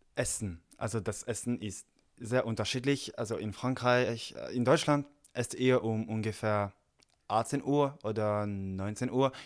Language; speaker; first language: German; non-native, fluent; French